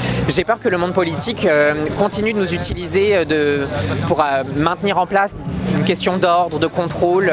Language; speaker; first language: French; native; French